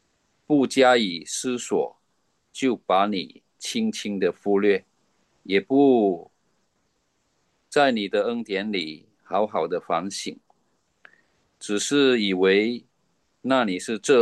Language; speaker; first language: Chinese; native; Chinese